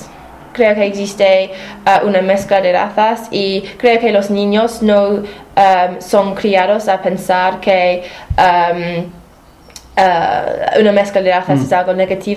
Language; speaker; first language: Spanish; non-native, fluent; English